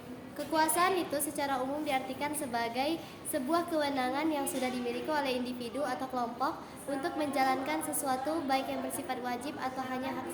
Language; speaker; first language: Indonesian; native; Indonesian